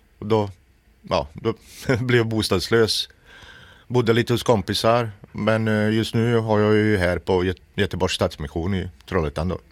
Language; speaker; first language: Swedish; native; Swedish